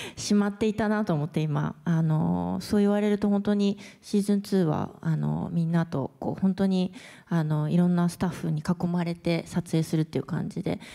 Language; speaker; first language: Japanese; native; Japanese